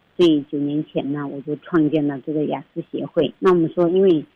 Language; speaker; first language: Chinese; native; Chinese